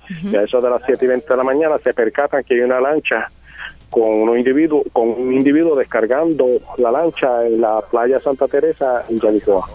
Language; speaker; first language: Spanish; native; Spanish